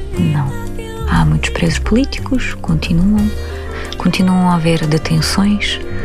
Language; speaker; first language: Portuguese; non-native, fluent; Russian